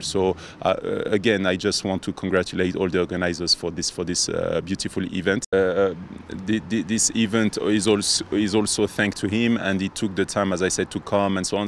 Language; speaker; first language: English; non-native, fluent; French